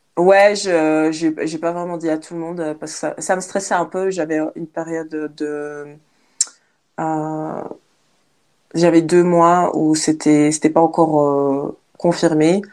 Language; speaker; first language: French; native; French